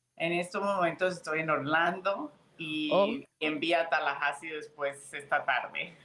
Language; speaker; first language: Spanish; native; Spanish